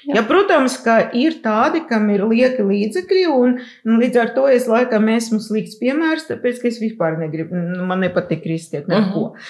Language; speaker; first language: Latvian; non-native, local second language; Russian